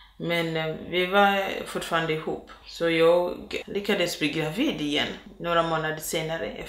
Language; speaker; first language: Swedish; non-native, fluent; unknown